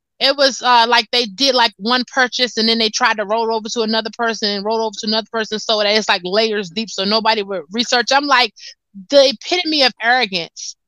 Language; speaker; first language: English; native; English